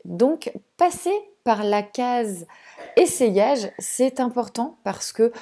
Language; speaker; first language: French; native; French